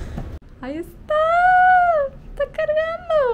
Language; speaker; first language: Spanish; native; Spanish